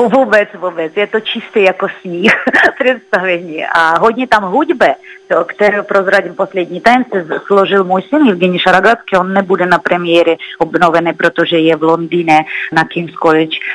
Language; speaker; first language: Czech; non-native, fluent; Russian